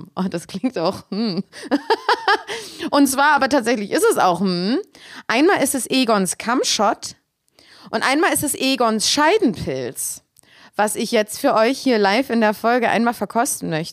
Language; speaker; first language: German; native; German